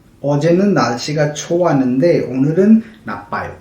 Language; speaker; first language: Korean; non-native, fluent; Hindi